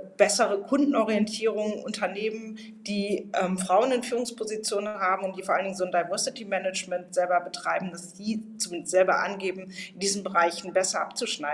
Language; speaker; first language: German; native; German